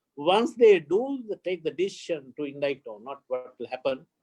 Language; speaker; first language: English; non-native, local second language; Sinhala